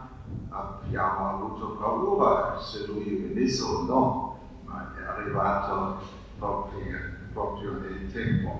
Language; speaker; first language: Italian; non-native, fluent; German